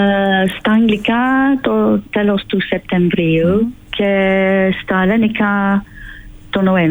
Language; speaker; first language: Greek; non-native, fluent; English